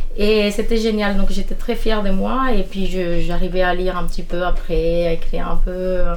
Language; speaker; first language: French; non-native, fluent; Spanish